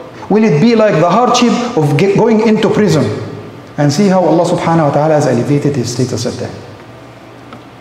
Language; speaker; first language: English; non-native, fluent; Arabic